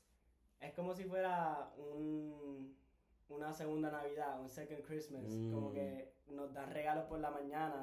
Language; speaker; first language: Spanish; native; Spanish